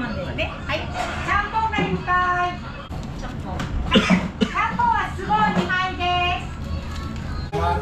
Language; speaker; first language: Japanese; native; Japanese